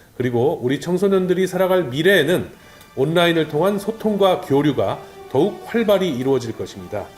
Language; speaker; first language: Korean; native; Korean